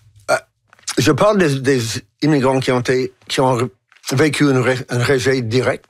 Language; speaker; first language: French; non-native, local second language; English